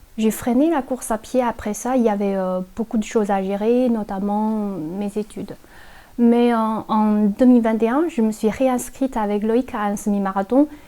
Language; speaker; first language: French; non-native, fluent; Chinese